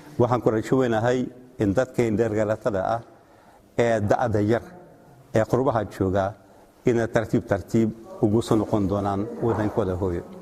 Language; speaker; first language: Somali; non-native, fluent; Russian